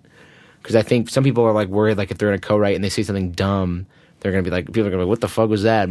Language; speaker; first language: English; native; English